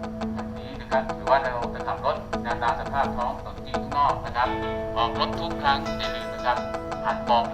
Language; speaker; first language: Thai; native; Thai